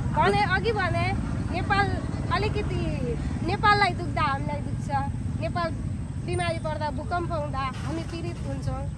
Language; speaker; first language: Nepali; early bilingual, heritage; Nepali